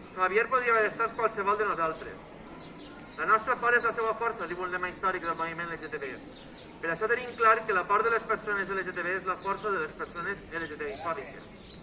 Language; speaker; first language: Catalan; native; Catalan